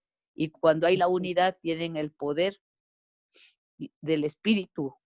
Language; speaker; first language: Spanish; native; Spanish